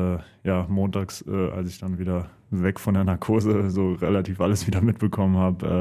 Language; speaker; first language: German; native; German